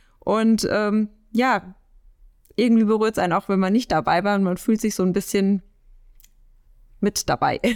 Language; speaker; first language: German; native; German